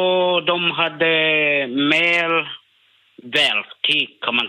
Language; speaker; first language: Swedish; non-native, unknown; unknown